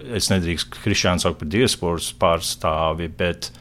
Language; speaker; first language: Latvian; early bilingual, heritage; Latvian